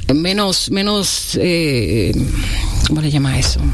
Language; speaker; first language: Spanish; native; Spanish